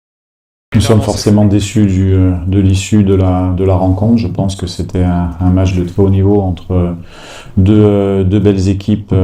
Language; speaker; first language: French; native; French